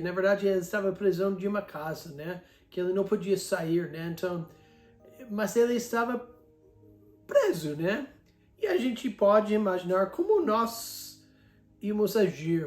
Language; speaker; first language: Portuguese; non-native, fluent; English